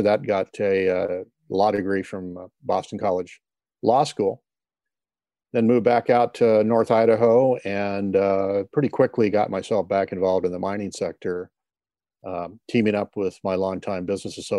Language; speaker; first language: English; native; English